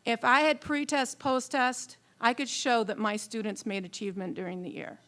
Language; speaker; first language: English; native; English